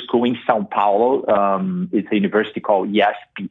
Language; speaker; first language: English; non-native, fluent; Portuguese